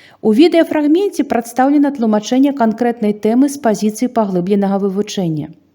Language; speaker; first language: Belarusian; native; Belarusian